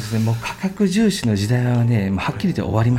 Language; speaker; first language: Japanese; native; Japanese